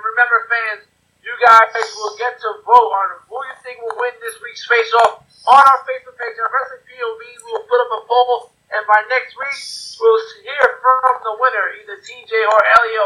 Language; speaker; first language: English; native; English